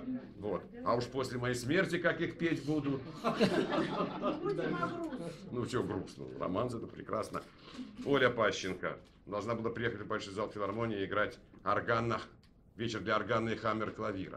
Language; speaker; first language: Russian; native; Russian